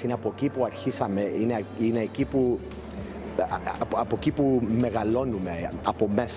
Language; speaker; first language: Greek; early bilingual, heritage; Greek